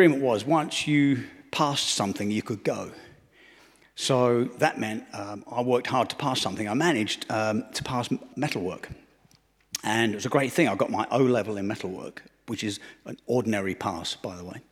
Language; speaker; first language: English; native; English